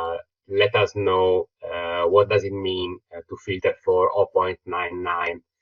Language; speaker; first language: English; non-native, fluent; Italian